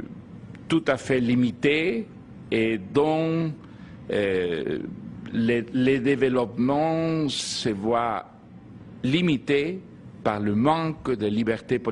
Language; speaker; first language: French; non-native, fluent; Spanish